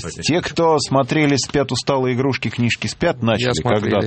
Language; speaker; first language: Russian; native; Russian